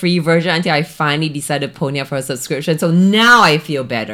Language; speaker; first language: English; native; English